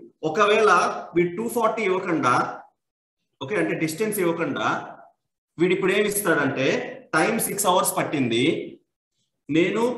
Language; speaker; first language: Telugu; native; Telugu